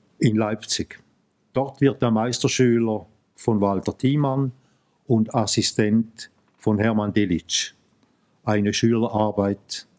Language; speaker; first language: German; native; German